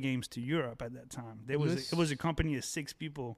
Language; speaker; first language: English; early bilingual, other home language; French